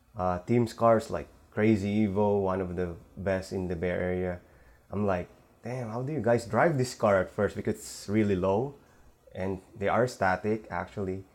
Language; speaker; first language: English; non-native, local second language; Filipino